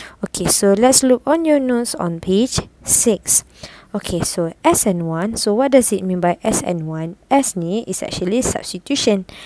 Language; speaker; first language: English; non-native, local second language; Malay